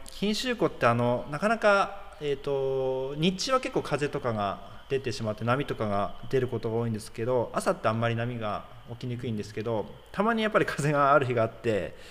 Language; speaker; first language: Japanese; native; Japanese